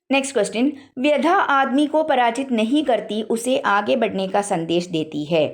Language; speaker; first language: Hindi; non-native, local second language; Malayalam